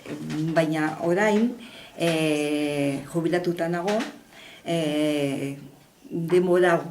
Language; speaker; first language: Basque; non-native, learner; Spanish